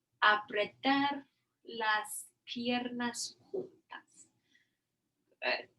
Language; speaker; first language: Spanish; non-native, learner; English